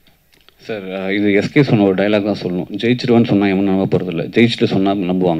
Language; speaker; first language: Tamil; native; Tamil